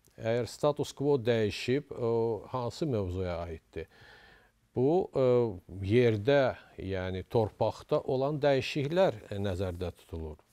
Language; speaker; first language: Azerbaijani; native; Azerbaijani